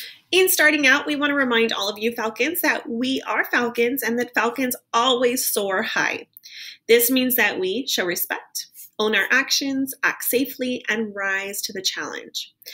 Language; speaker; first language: English; native; English